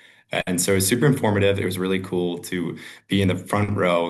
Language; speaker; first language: English; native; English